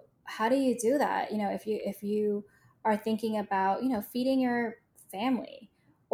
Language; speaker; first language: English; native; English